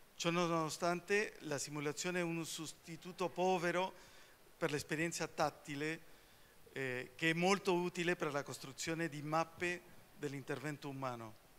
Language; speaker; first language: Italian; early bilingual, heritage; Spanish